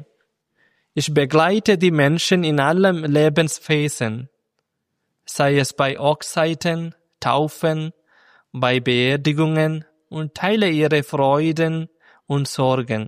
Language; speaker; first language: German; non-native, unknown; Malayalam